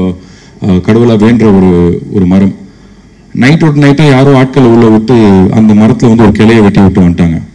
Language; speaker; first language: Tamil; native; Tamil